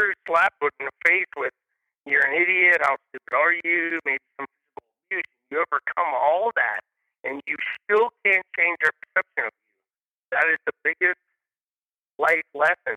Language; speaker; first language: English; native; English